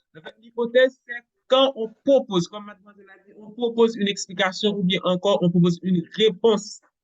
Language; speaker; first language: French; non-native, local second language; Haitian Creole